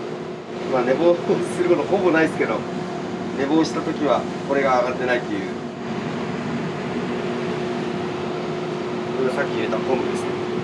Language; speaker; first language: Japanese; native; Japanese